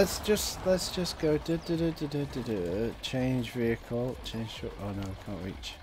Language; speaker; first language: English; native; English